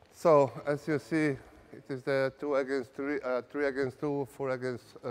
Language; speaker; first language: English; non-native, learner; Hungarian